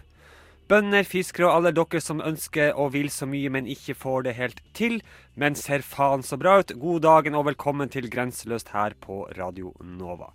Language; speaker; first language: Norwegian; native; Norwegian